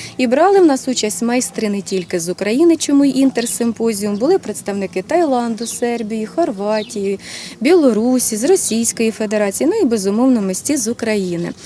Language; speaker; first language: Ukrainian; native; Ukrainian